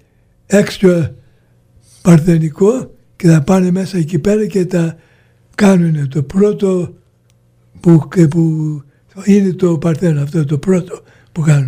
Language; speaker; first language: Greek; early bilingual, heritage; Greek